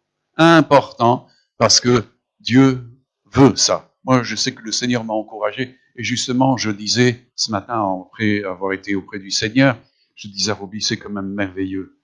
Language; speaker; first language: French; native; French